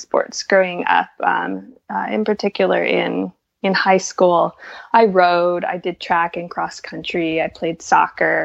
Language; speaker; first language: English; native; English